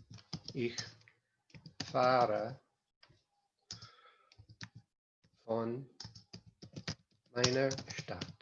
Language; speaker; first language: German; non-native, fluent; English